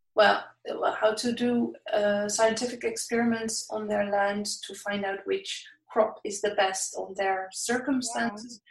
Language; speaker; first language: English; non-native, fluent; Dutch